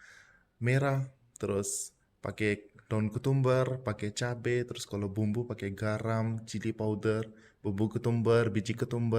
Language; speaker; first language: Indonesian; non-native, fluent; Punjabi